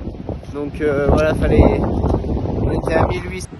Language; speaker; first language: French; native; French